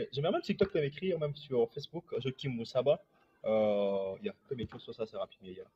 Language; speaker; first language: French; non-native, local second language; Lingala